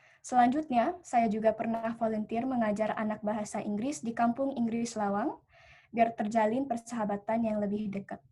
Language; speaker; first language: Indonesian; early bilingual, heritage; Indonesian